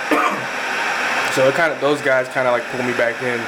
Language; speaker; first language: English; native; English